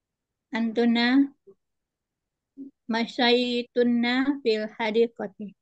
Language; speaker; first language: Arabic; non-native, learner; Indonesian